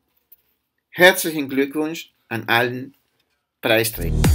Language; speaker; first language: German; non-native, fluent; Spanish